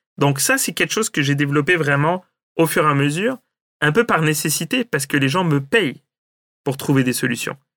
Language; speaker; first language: French; native; French